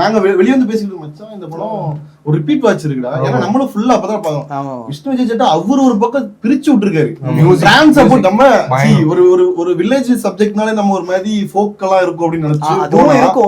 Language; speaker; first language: Tamil; native; Tamil